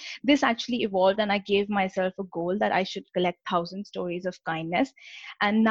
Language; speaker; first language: English; non-native, local second language; Hindi